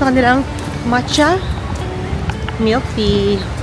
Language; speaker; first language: Filipino; native; Filipino